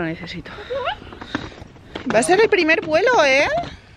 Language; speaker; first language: Spanish; native; Spanish